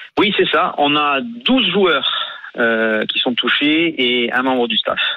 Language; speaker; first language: French; native; French